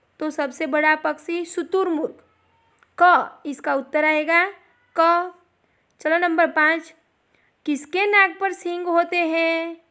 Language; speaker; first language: Hindi; non-native, local second language; Gujarati